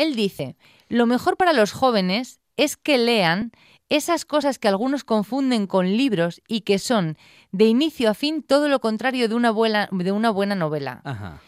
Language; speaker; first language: Spanish; native; Spanish